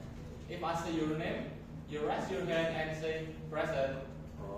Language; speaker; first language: English; non-native, fluent; Indonesian